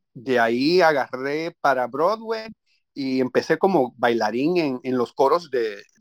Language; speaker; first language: Spanish; native; Spanish